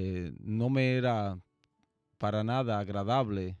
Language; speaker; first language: Spanish; native; Spanish